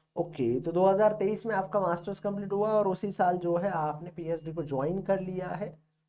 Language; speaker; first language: Hindi; native; Hindi